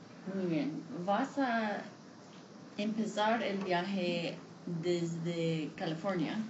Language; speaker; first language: Spanish; non-native, fluent; English